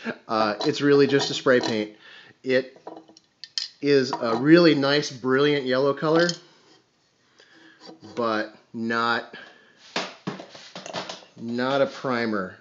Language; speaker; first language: English; native; English